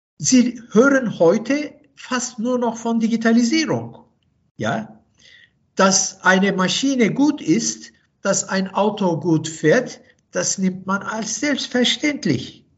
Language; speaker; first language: German; non-native, fluent; Turkish